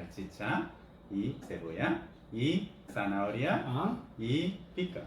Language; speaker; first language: Spanish; non-native, learner; Korean